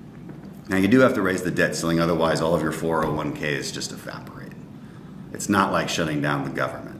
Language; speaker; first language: English; native; English